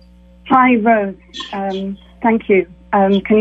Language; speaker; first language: English; native; English